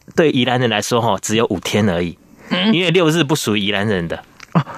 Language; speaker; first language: Chinese; native; Chinese